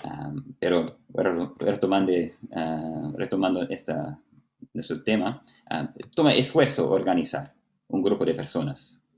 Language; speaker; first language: Spanish; non-native, fluent; Portuguese